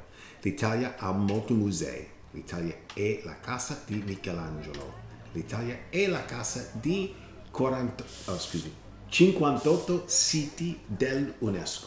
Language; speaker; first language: Italian; non-native, learner; English